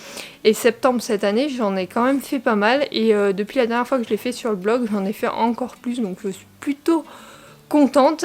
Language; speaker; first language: French; native; French